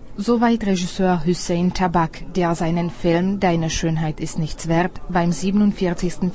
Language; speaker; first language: German; non-native, fluent; Czech